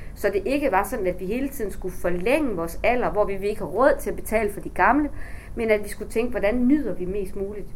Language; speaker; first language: Danish; native; Danish